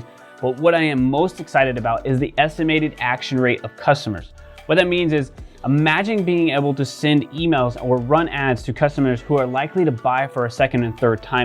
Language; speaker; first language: English; native; English